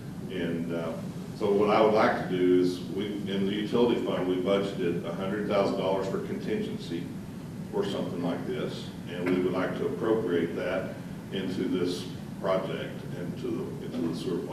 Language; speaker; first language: English; native; English